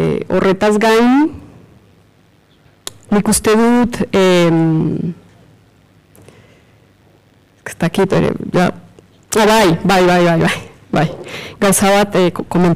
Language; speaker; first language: Basque; non-native, fluent; Spanish